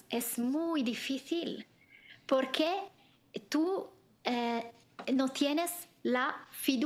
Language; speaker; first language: Spanish; non-native, fluent; Italian